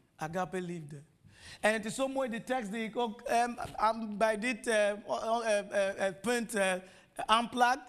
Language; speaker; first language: Dutch; non-native, fluent; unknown